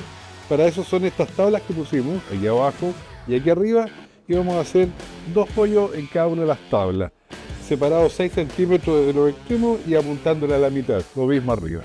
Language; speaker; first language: Spanish; native; Spanish